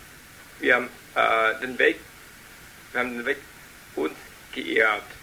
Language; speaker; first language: German; non-native, learner; Vietnamese